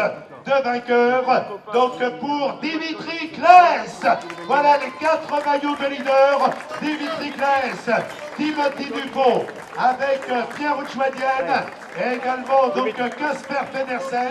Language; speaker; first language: French; native; French